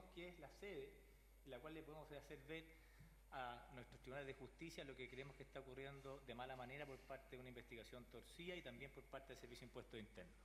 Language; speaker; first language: Spanish; native; Spanish